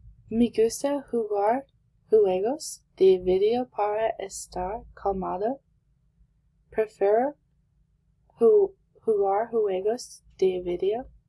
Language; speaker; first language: Spanish; non-native, learner; English